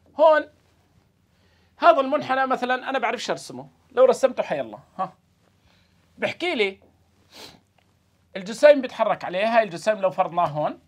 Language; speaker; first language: Arabic; native; Arabic